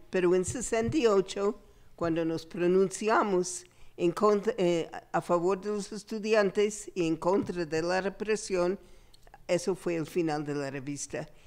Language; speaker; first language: Spanish; non-native, fluent; English